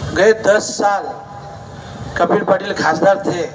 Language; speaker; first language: Hindi; non-native, local second language; Marathi